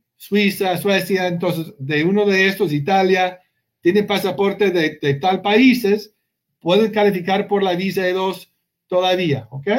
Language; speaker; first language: Spanish; non-native, learner; English